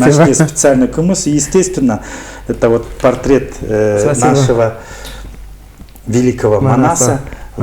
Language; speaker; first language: Russian; native; Russian